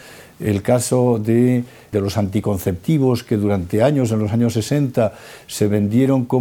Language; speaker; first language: Spanish; native; Spanish